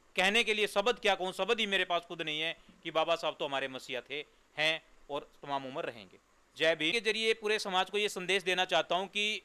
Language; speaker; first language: Hindi; non-native, local second language; Punjabi